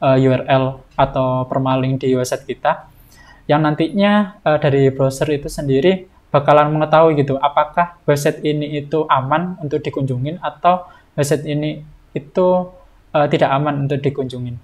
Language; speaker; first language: Indonesian; native; Indonesian